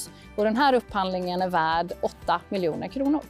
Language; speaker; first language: Swedish; native; Swedish